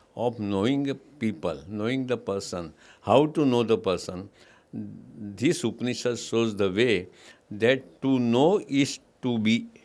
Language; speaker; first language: English; non-native, local second language; Gujarati